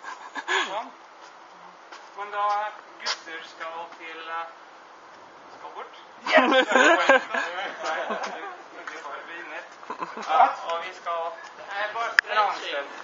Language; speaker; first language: Norwegian; non-native, learner; Latvian